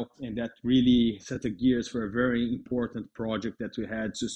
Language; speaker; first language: English; non-native, fluent; Portuguese